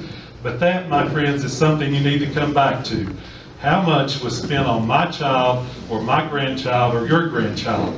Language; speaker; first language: English; native; English